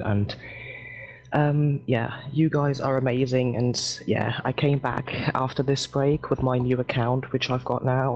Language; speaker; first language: English; native; English